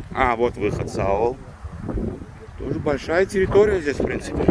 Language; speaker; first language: Russian; native; Russian